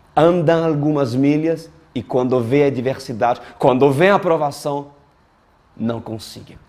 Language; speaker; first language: Portuguese; non-native, fluent; French